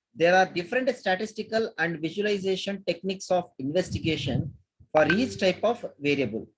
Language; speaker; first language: English; non-native, local second language; Telugu